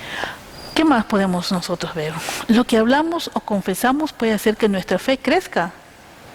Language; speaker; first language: Spanish; native; Spanish